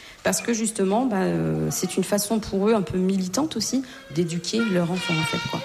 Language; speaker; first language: French; native; French